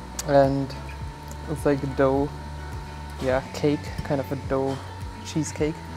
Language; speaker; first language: English; non-native, fluent; German